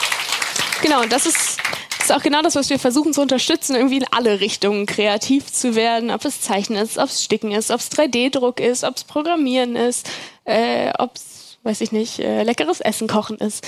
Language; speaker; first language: German; native; German